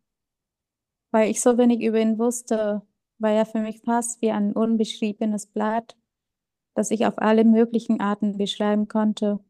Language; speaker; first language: German; early bilingual, other home language; Vietnamese